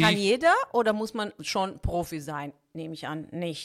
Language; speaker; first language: German; non-native, fluent; Italian